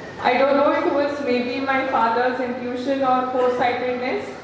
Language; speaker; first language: English; non-native, local second language; Telugu